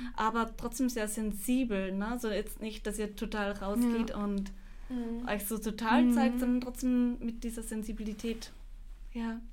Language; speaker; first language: German; native; German